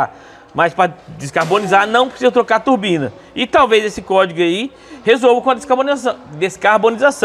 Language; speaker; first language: Portuguese; native; Portuguese